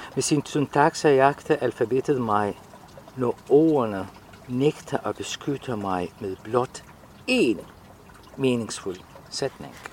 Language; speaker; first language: Danish; non-native, fluent; Arabic